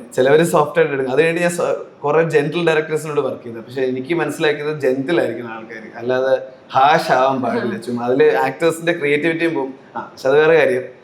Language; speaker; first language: Malayalam; native; Malayalam